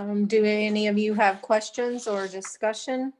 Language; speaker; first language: English; native; English